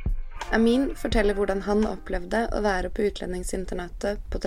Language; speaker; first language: Norwegian; native; Norwegian